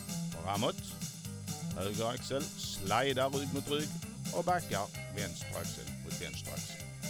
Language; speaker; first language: Swedish; native; Swedish